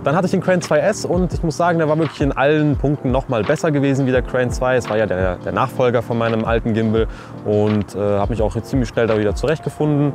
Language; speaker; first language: German; early bilingual, other home language; Russian